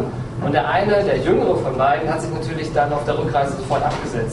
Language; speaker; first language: German; native; German